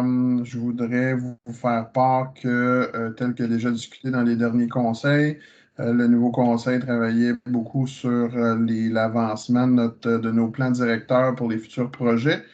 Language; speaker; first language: French; native; French